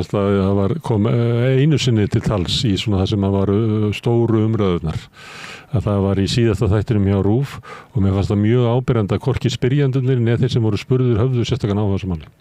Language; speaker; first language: Icelandic; native; Icelandic